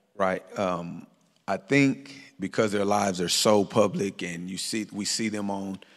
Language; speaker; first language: English; native; English